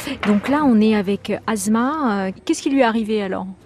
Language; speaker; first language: French; native; French